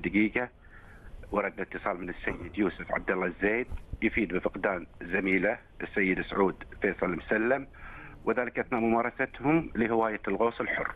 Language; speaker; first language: Arabic; native; Arabic